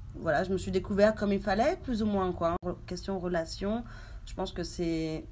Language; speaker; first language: French; early bilingual, other home language; Haitian Creole